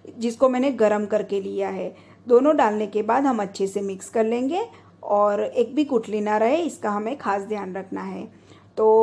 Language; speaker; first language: Hindi; non-native, local second language; Gujarati